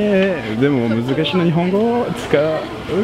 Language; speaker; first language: Japanese; non-native, fluent; French